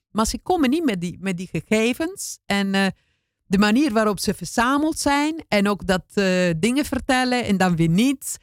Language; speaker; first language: Dutch; non-native, fluent; Italian